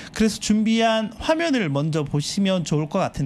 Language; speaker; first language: Korean; native; Korean